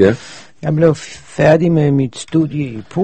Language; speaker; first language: Danish; non-native, fluent; Polish